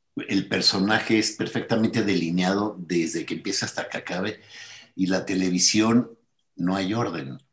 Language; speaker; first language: Spanish; native; Spanish